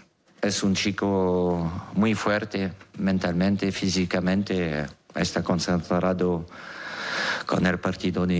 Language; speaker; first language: Spanish; non-native, fluent; French